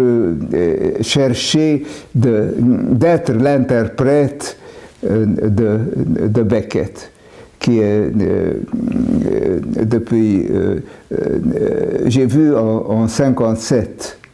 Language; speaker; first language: French; non-native, fluent; Hungarian